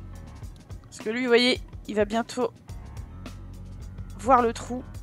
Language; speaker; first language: French; native; French